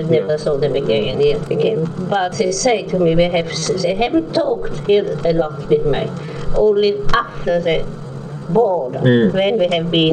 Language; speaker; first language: English; non-native, learner; German